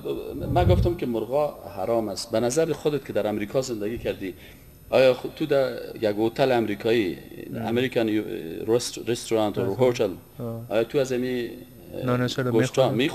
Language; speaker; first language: Persian; native; Persian